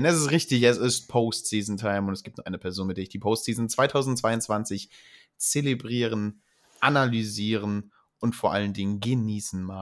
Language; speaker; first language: German; native; German